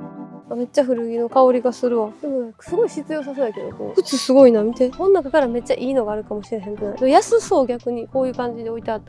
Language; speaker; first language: Japanese; native; Japanese